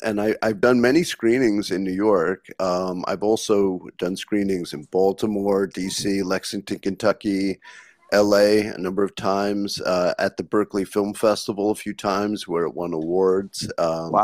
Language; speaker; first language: English; native; English